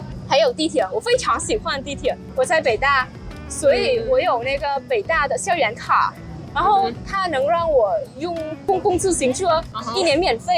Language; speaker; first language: Chinese; non-native, fluent; Vietnamese